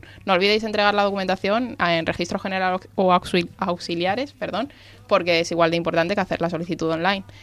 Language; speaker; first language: Spanish; native; Spanish